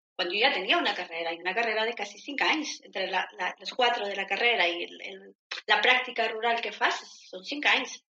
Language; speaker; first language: Catalan; non-native, fluent; Spanish